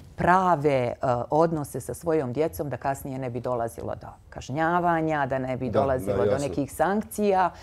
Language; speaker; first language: Serbian; native; Serbian